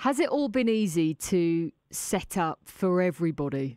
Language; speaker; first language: English; native; English